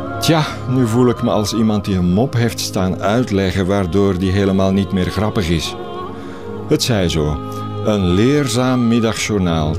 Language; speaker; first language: Dutch; native; Dutch